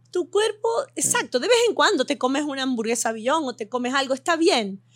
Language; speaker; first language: Spanish; native; Spanish